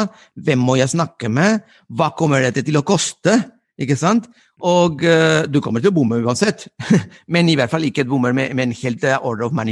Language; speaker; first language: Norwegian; non-native, fluent; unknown